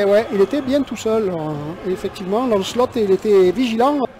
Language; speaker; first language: French; native; French